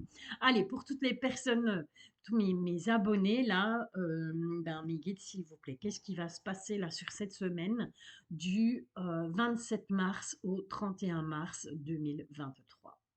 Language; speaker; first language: French; native; French